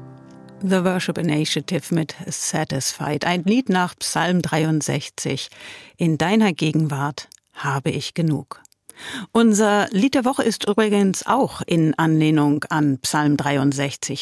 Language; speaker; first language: German; native; German